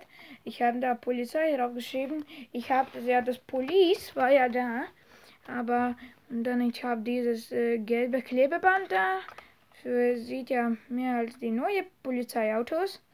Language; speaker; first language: German; non-native, learner; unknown